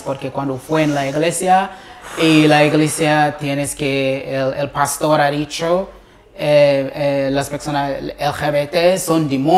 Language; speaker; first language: Spanish; non-native, learner; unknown